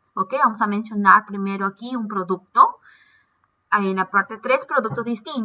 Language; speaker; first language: Spanish; native; Spanish